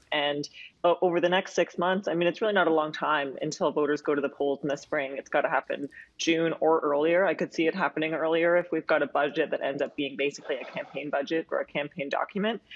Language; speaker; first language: English; native; English